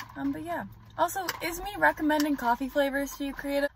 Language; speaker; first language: English; native; English